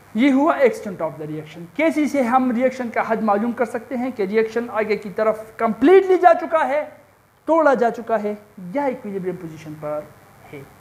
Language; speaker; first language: Urdu; non-native, local second language; Pashto